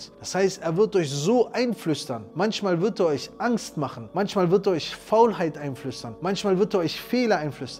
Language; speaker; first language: German; native; German